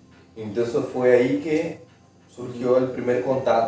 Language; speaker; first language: Spanish; non-native, fluent; Portuguese